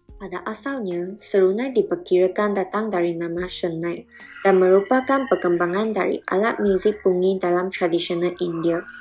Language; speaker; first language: Malay; non-native, local second language; Chinese